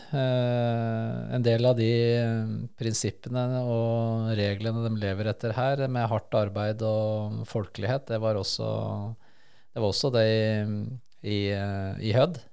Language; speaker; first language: Norwegian; early bilingual, other home language; Spanish